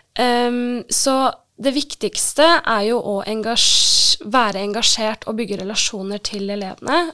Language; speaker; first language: Norwegian; early bilingual, other home language; Turkish